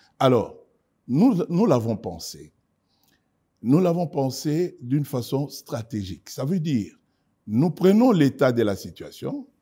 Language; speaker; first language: French; non-native, local second language; Lingala